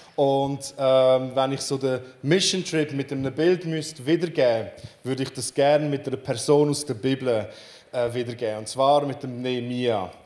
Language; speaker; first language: German; non-native, fluent; Romanian